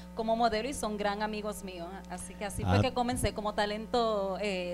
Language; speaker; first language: Spanish; native; Spanish